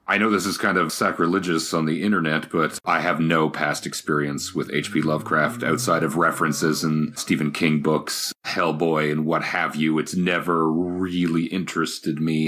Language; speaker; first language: English; native; English